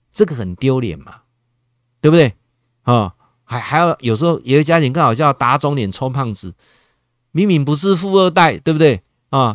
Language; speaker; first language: Chinese; native; Chinese